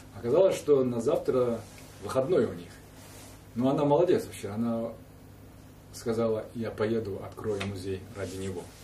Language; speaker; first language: Russian; non-native, local second language; Kazakh